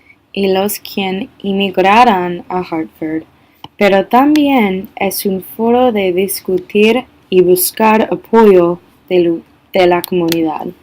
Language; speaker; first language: Spanish; non-native, learner; English